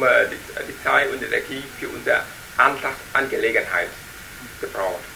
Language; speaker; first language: German; non-native, learner; Vietnamese